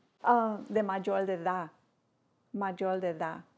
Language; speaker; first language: Spanish; early bilingual, heritage; Spanish